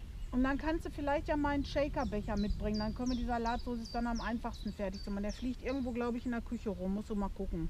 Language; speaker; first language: German; native; German